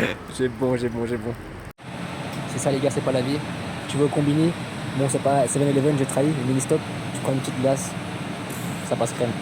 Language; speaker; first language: French; native; French